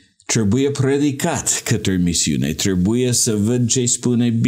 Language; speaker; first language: Romanian; non-native, learner; English